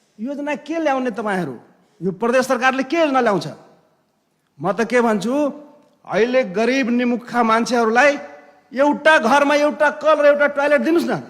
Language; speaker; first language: Nepali; non-native, local second language; Maithili